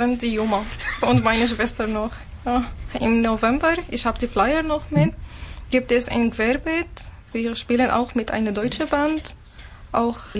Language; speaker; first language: German; non-native, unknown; Arabic